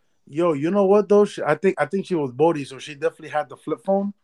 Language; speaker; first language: English; early bilingual, other home language; Spanish